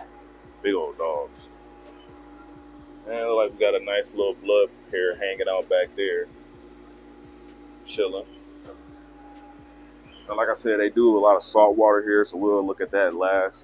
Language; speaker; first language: English; native; English